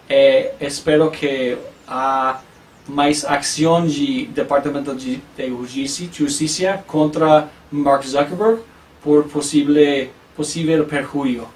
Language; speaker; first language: Portuguese; non-native, learner; English